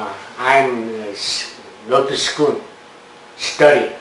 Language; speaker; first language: English; non-native, learner; Vietnamese